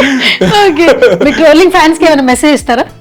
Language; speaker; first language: Telugu; native; Telugu